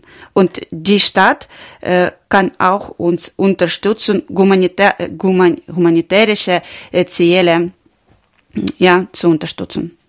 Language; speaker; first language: German; non-native, learner; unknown